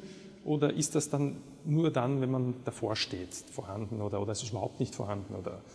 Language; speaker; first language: German; native; German